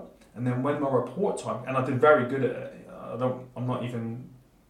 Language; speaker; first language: English; native; English